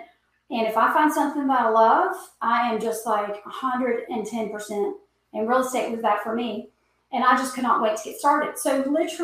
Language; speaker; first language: English; native; English